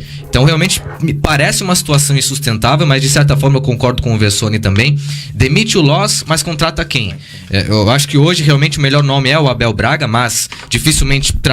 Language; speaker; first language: Portuguese; native; Portuguese